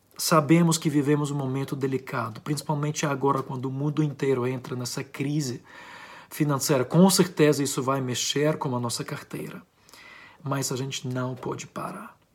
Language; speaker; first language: Portuguese; non-native, fluent; Ukrainian